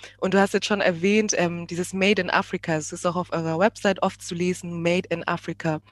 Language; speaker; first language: German; native; German